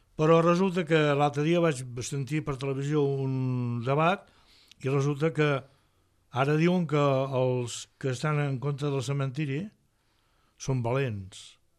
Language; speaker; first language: Catalan; native; Catalan